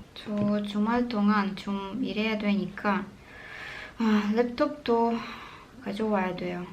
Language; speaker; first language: Korean; non-native, fluent; Russian